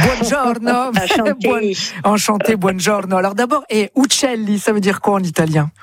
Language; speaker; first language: French; native; French